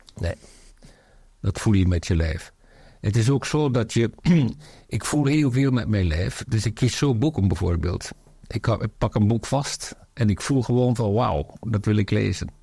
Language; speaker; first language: Dutch; native; Dutch